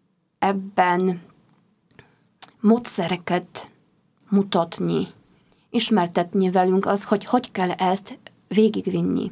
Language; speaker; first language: Hungarian; non-native, fluent; Polish